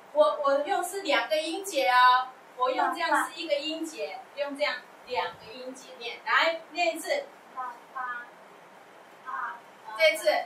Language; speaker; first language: Chinese; non-native, local second language; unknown